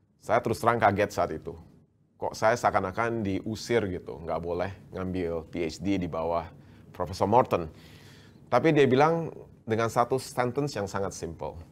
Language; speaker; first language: Indonesian; native; Indonesian